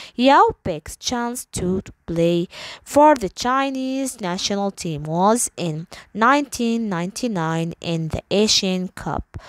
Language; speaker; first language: English; non-native, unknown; Arabic